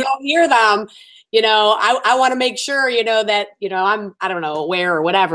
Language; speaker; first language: English; native; English